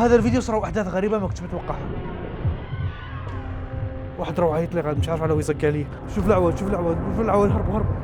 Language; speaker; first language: Arabic; native; Arabic